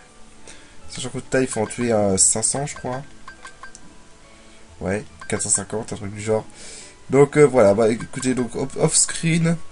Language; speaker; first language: French; native; French